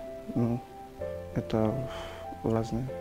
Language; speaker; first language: Russian; non-native, learner; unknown